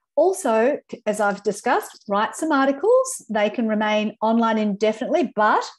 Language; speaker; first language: English; native; English